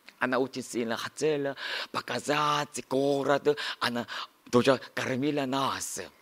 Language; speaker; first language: Russian; non-native, learner; Korean